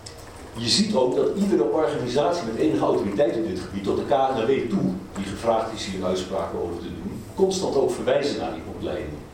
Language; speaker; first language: Dutch; native; Dutch